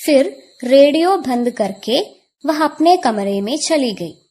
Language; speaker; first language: Hindi; non-native, local second language; Malayalam